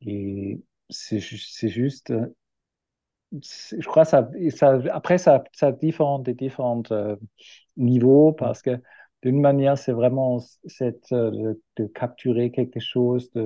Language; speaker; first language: French; non-native, fluent; German